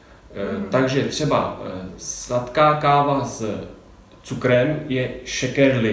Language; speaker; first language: Czech; native; Czech